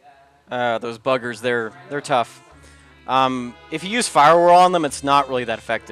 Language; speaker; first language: English; native; English